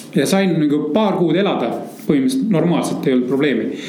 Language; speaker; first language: Estonian; native; Estonian